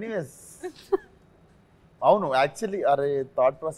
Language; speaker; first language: Telugu; native; Telugu